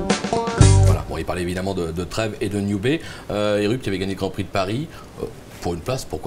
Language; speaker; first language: French; native; French